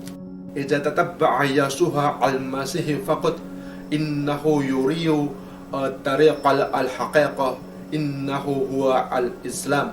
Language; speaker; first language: Arabic; non-native, learner; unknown